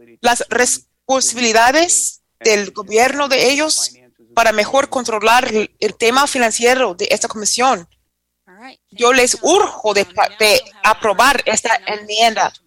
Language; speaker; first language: Spanish; non-native, fluent; English